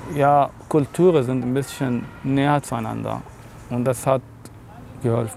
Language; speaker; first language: German; non-native, learner; Arabic